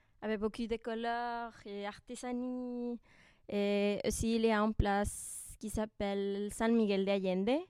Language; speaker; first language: French; non-native, learner; Spanish